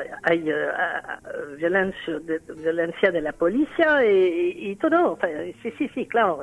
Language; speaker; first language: Spanish; non-native, learner; French